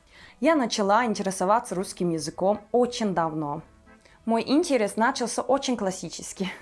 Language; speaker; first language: Russian; non-native, fluent; Turkish